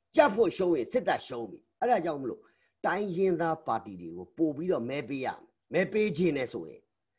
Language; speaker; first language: Burmese; native; Burmese